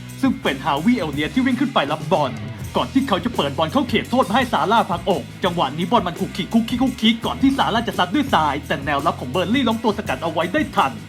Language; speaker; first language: Thai; native; Thai